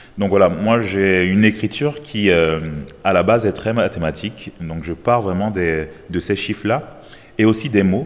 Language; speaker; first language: French; non-native, local second language; Basaa